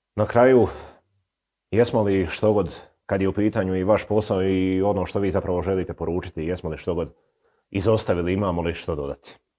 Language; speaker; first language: Croatian; native; Croatian